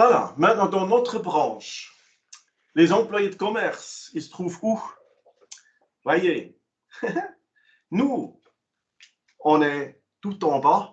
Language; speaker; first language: French; non-native, local second language; German